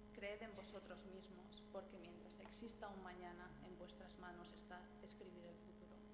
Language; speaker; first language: Spanish; native; Spanish